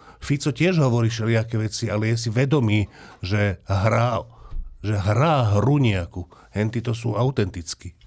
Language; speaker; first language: Slovak; native; Slovak